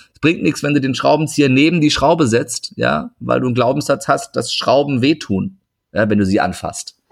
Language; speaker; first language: German; early bilingual, other home language; Turkish